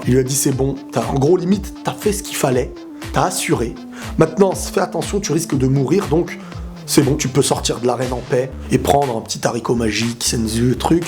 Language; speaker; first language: French; native; French